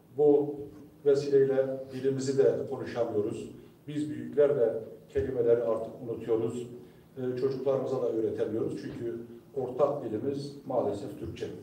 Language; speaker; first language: Turkish; non-native, local second language; Adyghe